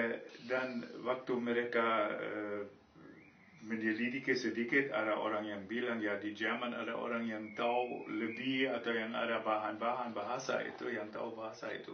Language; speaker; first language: Indonesian; non-native, fluent; German